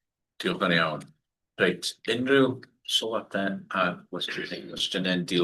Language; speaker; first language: Welsh; non-native, learner; English